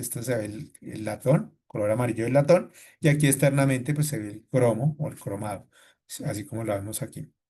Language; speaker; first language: Spanish; native; Spanish